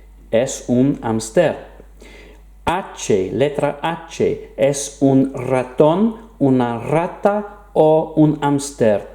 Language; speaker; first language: Spanish; non-native, fluent; English